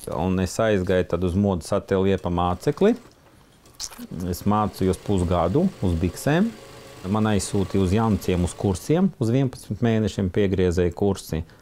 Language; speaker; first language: Latvian; early bilingual, other home language; Ukrainian